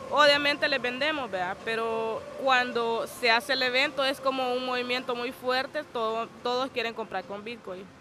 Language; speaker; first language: Spanish; native; Spanish